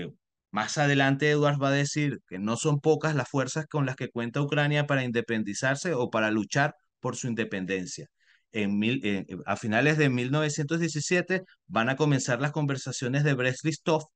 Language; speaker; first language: Spanish; native; Spanish